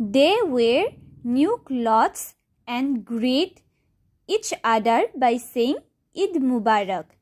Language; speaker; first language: English; non-native, local second language; Assamese